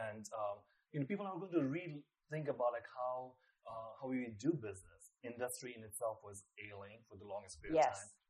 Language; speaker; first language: English; non-native, local second language; Nepali